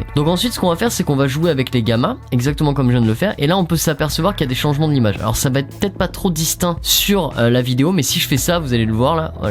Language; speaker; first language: French; native; French